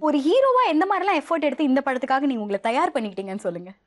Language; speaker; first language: Tamil; native; Tamil